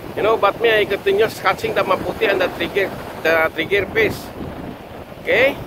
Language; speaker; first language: English; non-native, fluent; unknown